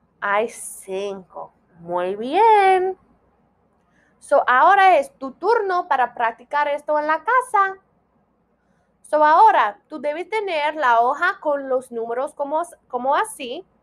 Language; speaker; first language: Spanish; non-native, fluent; English